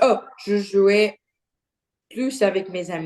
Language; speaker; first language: French; non-native, learner; Portuguese